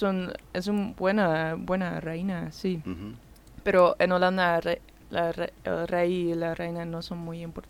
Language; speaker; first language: Spanish; non-native, learner; Dutch